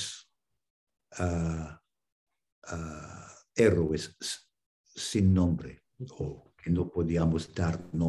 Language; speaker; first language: Spanish; non-native, fluent; English